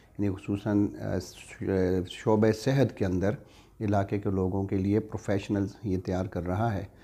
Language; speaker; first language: Urdu; non-native, local second language; Pashto